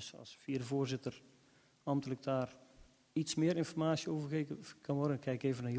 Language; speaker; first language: Dutch; native; Dutch